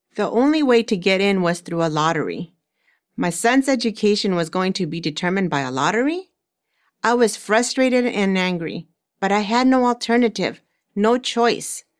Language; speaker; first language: English; early bilingual, other home language; Spanish